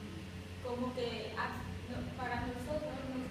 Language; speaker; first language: Spanish; non-native, learner; Vietnamese